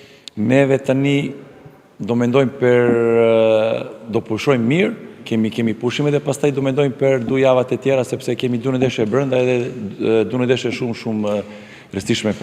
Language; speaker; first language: Albanian; non-native, learner; Serbian